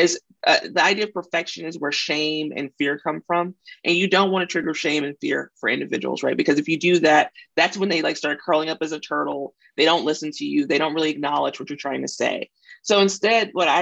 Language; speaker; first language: English; native; English